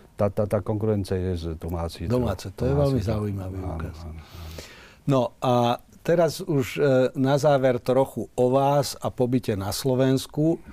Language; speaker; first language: Czech; non-native, fluent; Chinese